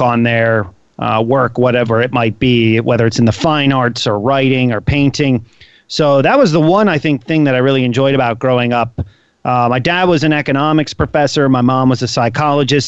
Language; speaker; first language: English; native; English